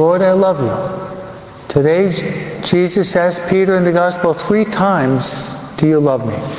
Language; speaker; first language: English; native; English